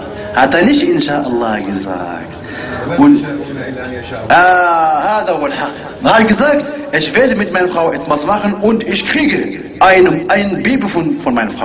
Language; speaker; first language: German; non-native, learner; Arabic